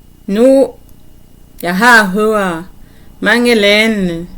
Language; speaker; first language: Danish; non-native, learner; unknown